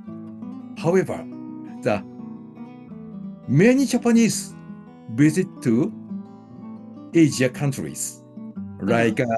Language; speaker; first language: English; non-native, learner; Japanese